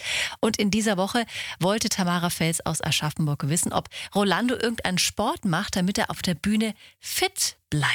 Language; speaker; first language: German; native; German